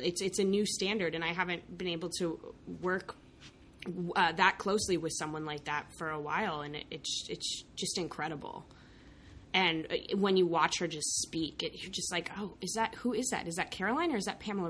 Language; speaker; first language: English; native; English